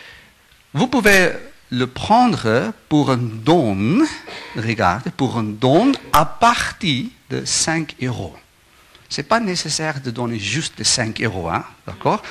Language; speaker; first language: French; non-native, learner; Afrikaans